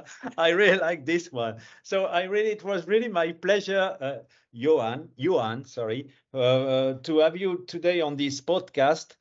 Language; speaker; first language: English; non-native, fluent; French